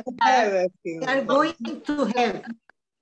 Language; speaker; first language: English; non-native, learner; Turkish